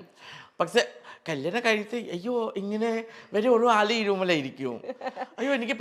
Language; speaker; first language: Malayalam; non-native, fluent; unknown